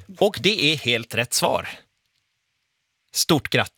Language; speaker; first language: Swedish; native; Swedish